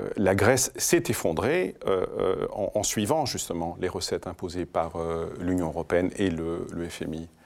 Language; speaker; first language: French; non-native, fluent; Greek